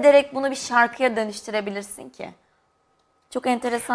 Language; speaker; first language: Turkish; early bilingual, other home language; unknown